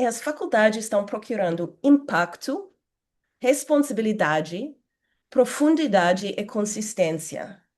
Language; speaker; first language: Portuguese; non-native, fluent; English